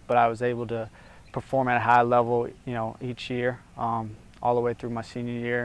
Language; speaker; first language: English; native; English